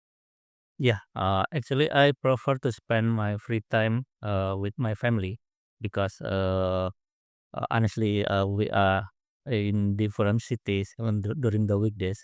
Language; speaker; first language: English; non-native, learner; Indonesian